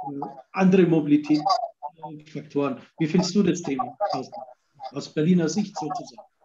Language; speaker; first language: German; native; German